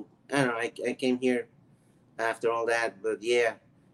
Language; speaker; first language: English; non-native, fluent; Spanish